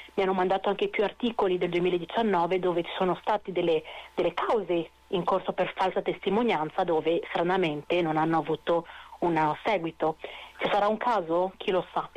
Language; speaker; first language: Italian; non-native, fluent; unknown